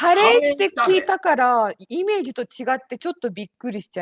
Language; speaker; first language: Japanese; native; Japanese